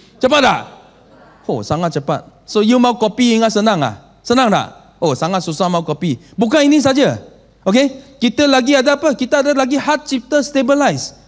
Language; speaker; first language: Malay; non-native, local second language; Chinese